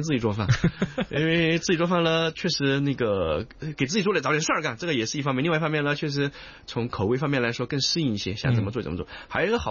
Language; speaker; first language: Chinese; native; Chinese